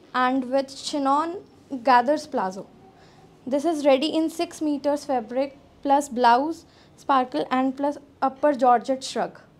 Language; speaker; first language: Hindi; non-native, local second language; Punjabi